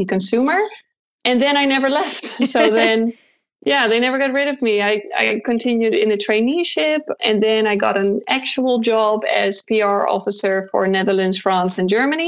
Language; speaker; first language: English; non-native, fluent; Dutch